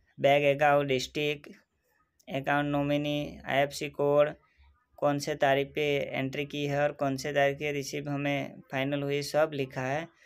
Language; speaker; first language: Hindi; non-native, local second language; Gujarati